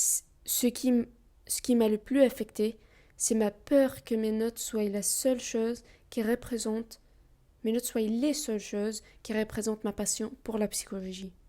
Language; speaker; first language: French; non-native, learner; Arabic